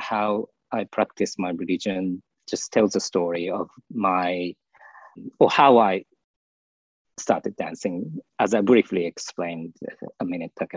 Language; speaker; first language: English; non-native, fluent; Japanese